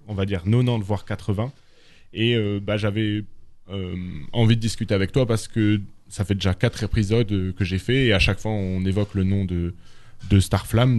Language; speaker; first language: French; native; French